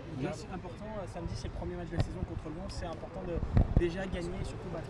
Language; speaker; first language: French; native; French